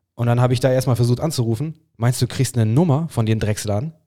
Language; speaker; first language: German; non-native, fluent; English